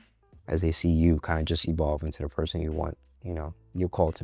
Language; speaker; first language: English; native; English